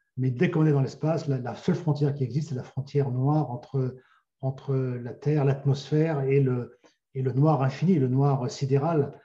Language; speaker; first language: French; native; French